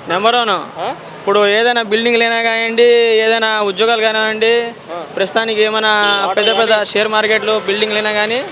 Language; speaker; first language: Telugu; native; Telugu